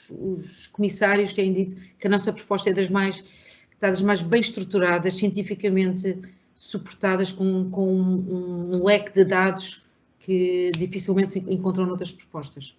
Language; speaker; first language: Portuguese; native; Portuguese